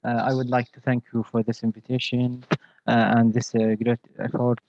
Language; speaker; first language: English; non-native, learner; Arabic